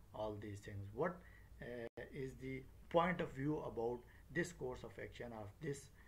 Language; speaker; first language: English; non-native, local second language; Northern Hindko